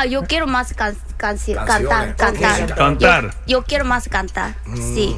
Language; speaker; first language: Spanish; non-native, learner; Korean